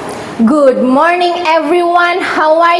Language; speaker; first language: English; non-native, learner; Indonesian